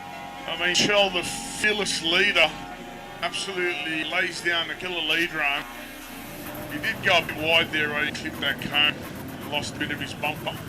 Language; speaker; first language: English; native; English